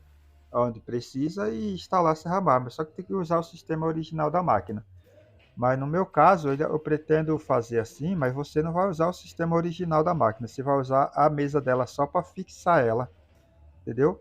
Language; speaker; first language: Portuguese; native; Portuguese